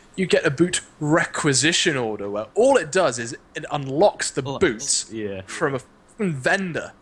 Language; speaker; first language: English; native; English